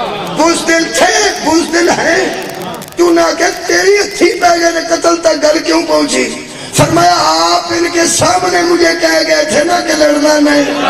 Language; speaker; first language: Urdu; non-native, local second language; Punjabi